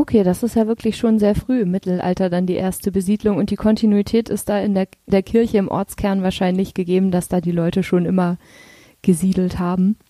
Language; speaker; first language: German; native; German